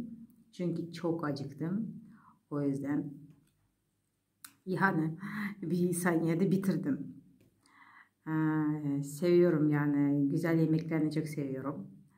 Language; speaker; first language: Turkish; non-native, learner; Russian